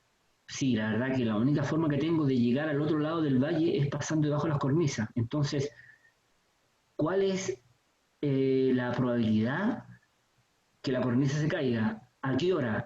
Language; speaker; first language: Spanish; native; Spanish